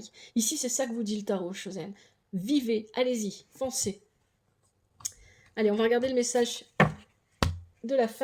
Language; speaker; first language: French; native; French